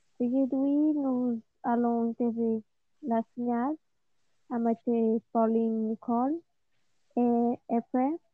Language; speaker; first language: French; non-native, learner; Portuguese